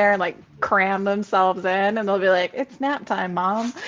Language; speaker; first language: English; native; English